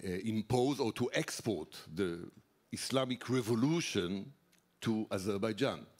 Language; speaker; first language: English; non-native, fluent; Hebrew